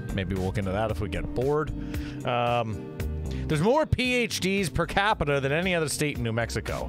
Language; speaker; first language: English; native; English